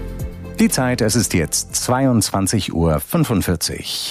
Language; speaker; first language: German; native; German